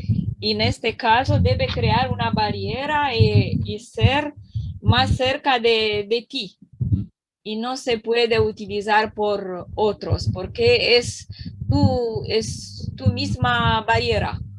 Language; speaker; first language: Spanish; non-native, learner; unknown